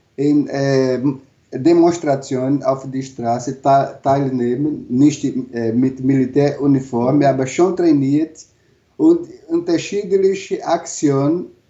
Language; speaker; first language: German; non-native, learner; Portuguese